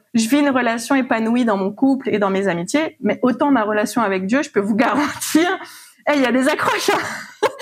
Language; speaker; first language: French; native; French